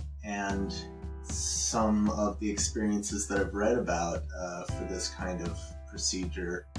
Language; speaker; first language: English; native; English